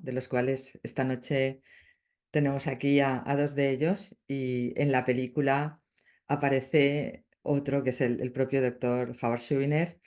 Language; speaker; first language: Spanish; native; Spanish